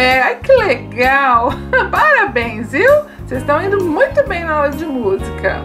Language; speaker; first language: Portuguese; native; Portuguese